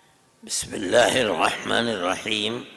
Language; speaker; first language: Arabic; non-native, fluent; Urdu